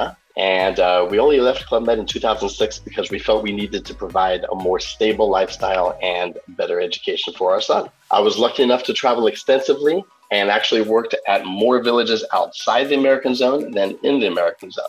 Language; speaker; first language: English; native; English